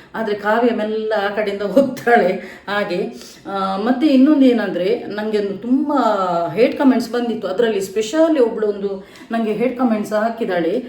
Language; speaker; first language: Kannada; non-native, local second language; Tulu